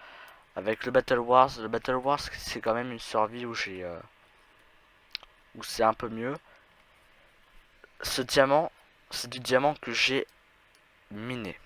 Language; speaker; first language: French; native; French